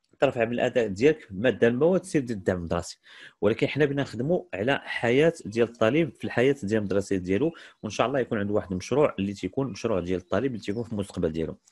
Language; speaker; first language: Arabic; native; Arabic